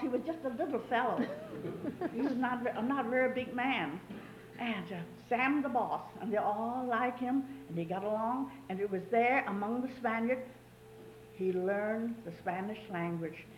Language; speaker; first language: English; early bilingual, other home language; Chinese